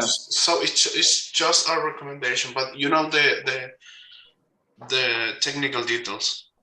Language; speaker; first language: English; non-native, fluent; Spanish